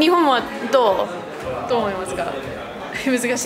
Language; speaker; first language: Japanese; non-native, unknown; English